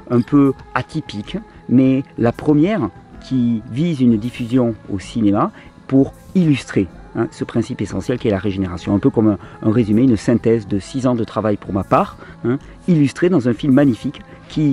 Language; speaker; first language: French; native; French